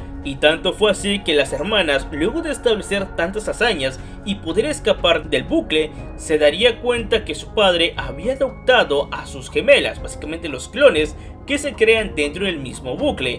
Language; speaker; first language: Spanish; native; Spanish